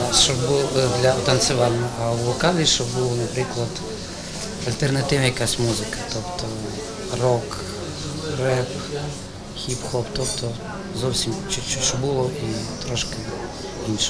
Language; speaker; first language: Ukrainian; native; Ukrainian